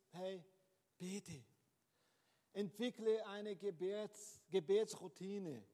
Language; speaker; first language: German; non-native, fluent; Portuguese